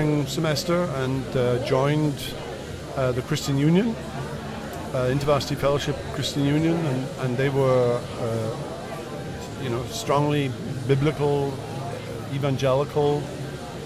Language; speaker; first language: English; native; English